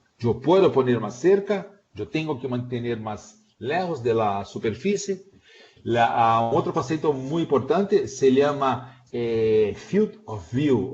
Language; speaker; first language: Spanish; non-native, fluent; Portuguese